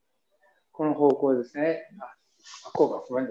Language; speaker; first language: Japanese; native; Japanese